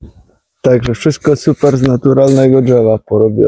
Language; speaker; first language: Polish; native; Polish